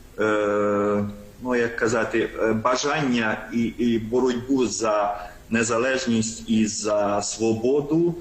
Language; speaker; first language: Ukrainian; non-native, local second language; Hungarian